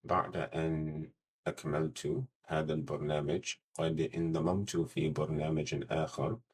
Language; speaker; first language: Arabic; non-native, fluent; English